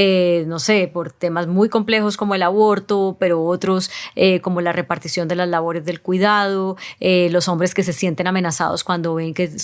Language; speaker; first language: Spanish; native; Spanish